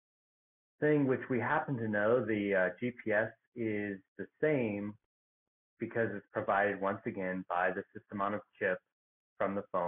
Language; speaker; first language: English; native; English